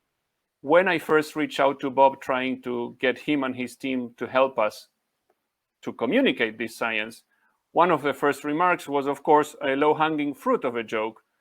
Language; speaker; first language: English; non-native, fluent; Spanish